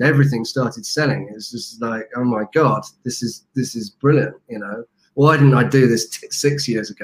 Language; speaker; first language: English; native; English